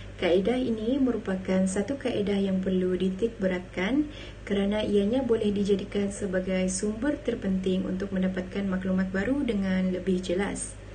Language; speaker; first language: Malay; native; Malay